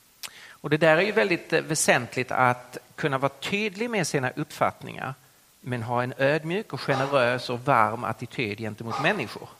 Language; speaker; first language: Swedish; native; Swedish